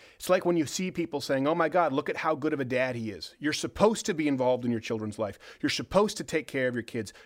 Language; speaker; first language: English; native; English